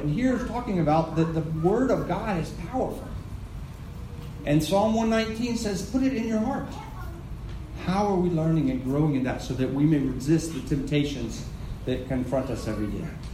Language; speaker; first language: English; native; English